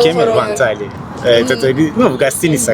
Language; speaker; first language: Russian; non-native, learner; Turkish